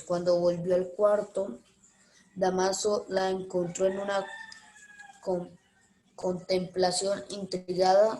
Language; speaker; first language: Spanish; native; Spanish